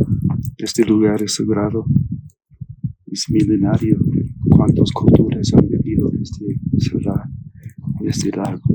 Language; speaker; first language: Spanish; non-native, learner; Portuguese